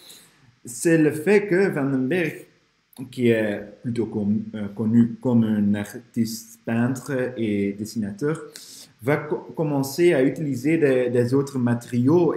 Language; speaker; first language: French; non-native, fluent; Dutch